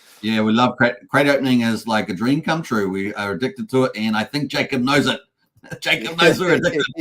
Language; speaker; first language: English; native; English